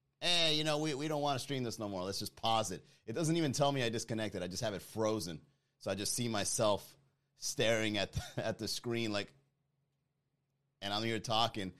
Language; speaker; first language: English; native; English